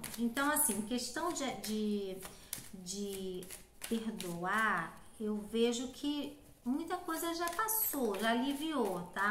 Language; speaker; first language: Portuguese; native; Portuguese